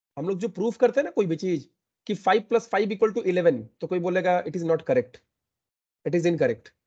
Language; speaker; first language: Hindi; native; Hindi